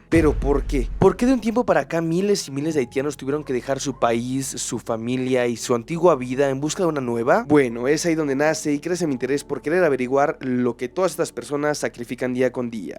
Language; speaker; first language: Spanish; native; Spanish